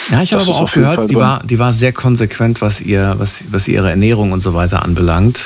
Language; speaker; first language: German; native; German